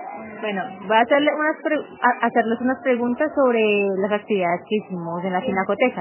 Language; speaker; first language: Spanish; native; Spanish